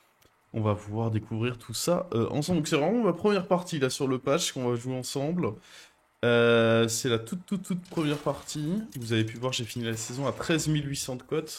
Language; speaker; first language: French; native; French